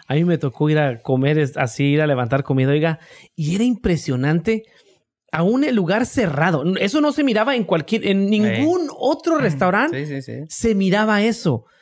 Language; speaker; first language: Spanish; native; Spanish